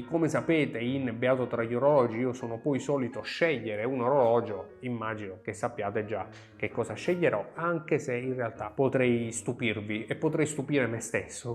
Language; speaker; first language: Italian; native; Italian